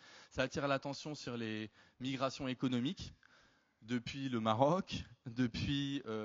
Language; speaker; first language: French; native; French